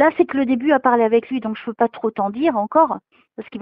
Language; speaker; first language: French; native; French